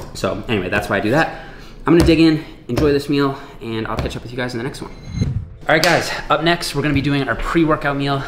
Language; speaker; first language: English; native; English